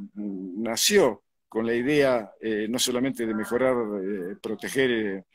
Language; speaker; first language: Spanish; native; Spanish